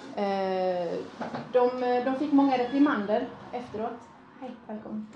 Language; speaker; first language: Swedish; early bilingual, other home language; Persian